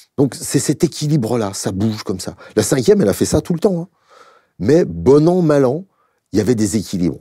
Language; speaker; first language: French; native; French